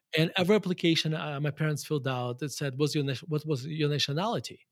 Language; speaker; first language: English; non-native, fluent; Russian